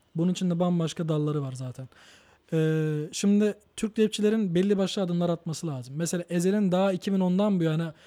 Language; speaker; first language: Turkish; native; Turkish